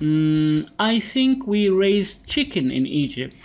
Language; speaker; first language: English; non-native, fluent; Arabic